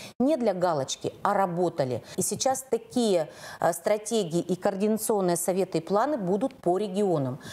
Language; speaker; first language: Russian; native; Russian